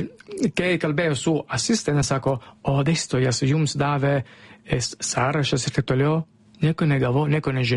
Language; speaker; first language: Lithuanian; non-native, fluent; Italian